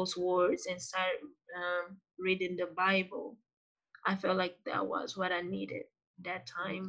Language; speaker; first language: English; non-native, fluent; Portuguese